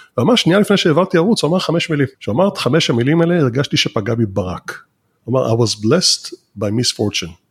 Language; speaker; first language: Hebrew; native; Hebrew